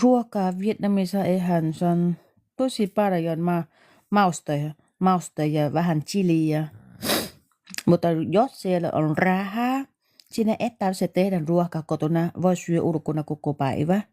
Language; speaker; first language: Finnish; non-native, learner; Vietnamese